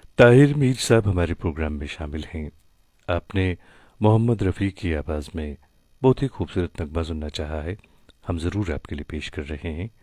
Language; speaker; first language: Hindi; non-native, local second language; Kashmiri